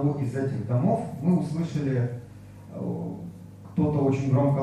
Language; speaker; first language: Russian; native; Russian